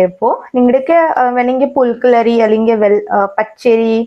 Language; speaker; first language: Malayalam; non-native, learner; Hindi